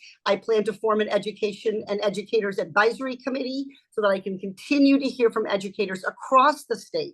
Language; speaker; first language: English; native; English